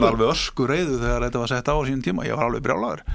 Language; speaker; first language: Icelandic; native; Icelandic